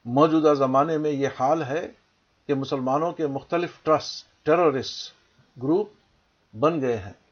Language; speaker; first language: Urdu; native; Urdu